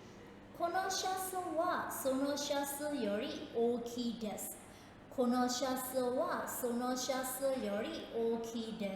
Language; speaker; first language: Japanese; non-native, fluent; Burmese